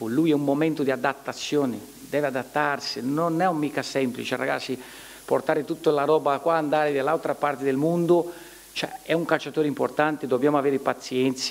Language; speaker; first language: Italian; non-native, fluent; Portuguese